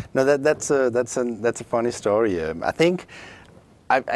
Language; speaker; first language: English; non-native, fluent; Danish